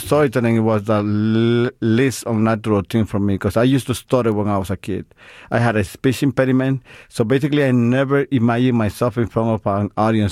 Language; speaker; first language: English; non-native, fluent; Spanish